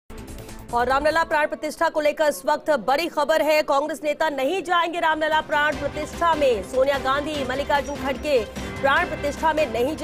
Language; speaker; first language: Hindi; native; Hindi